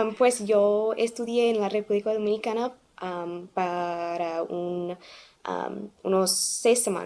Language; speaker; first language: Spanish; non-native, learner; English